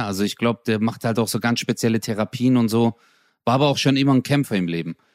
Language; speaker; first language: German; early bilingual, other home language; Turkish